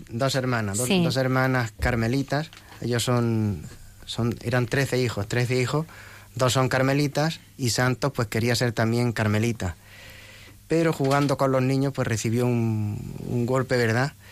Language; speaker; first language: Spanish; native; Spanish